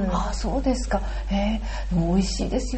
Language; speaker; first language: Japanese; native; Japanese